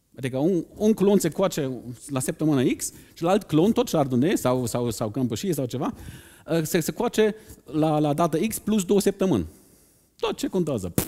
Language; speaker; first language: Romanian; non-native, fluent; German